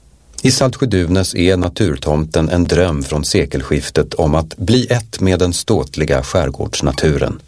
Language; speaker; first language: Swedish; native; Swedish